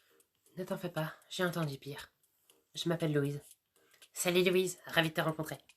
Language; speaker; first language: French; native; French